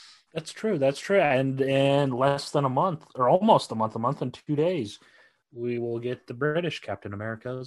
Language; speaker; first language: English; native; English